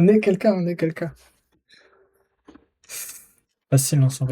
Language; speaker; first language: French; native; French